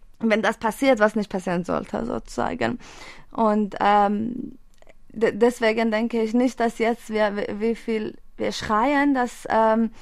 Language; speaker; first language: German; non-native, fluent; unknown